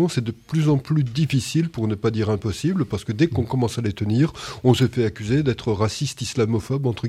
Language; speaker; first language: French; native; French